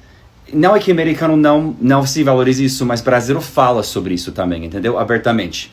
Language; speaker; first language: Portuguese; native; Portuguese